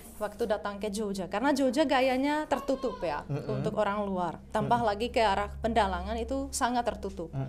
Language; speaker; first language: Indonesian; non-native, fluent; Czech